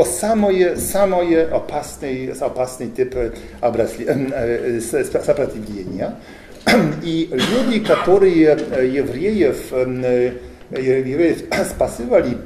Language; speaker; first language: Russian; non-native, learner; Polish